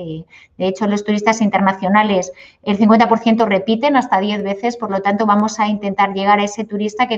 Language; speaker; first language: Spanish; native; Spanish